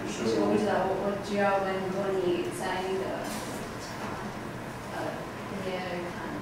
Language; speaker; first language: Chinese; non-native, learner; English